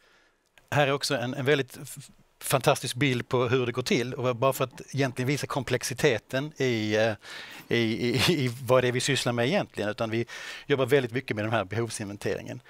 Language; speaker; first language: Swedish; native; Swedish